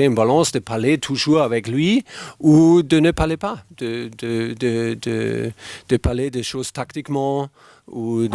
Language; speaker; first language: French; non-native, fluent; German